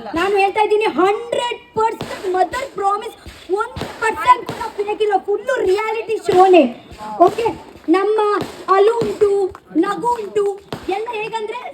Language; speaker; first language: Kannada; non-native, local second language; Tulu